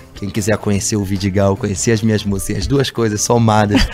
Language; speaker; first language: Portuguese; native; Portuguese